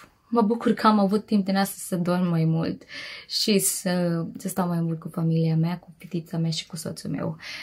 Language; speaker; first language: Romanian; non-native, fluent; Filipino